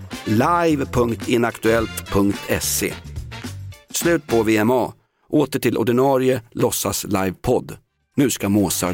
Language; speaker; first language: Swedish; native; Swedish